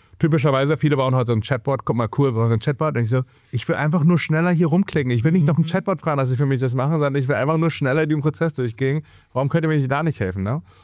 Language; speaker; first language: German; early bilingual, other home language; Chinese